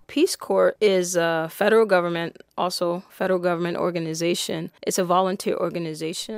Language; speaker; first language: English; native; English